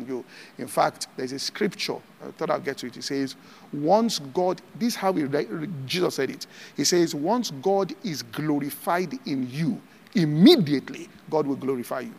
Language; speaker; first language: English; non-native, local second language; Yoruba